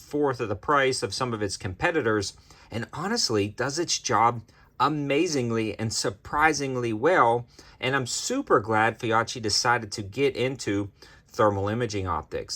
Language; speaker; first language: English; native; English